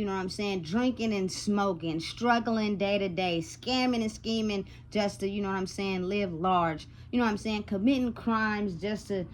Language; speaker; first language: English; native; English